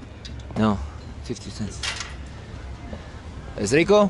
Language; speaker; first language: Spanish; non-native, learner; English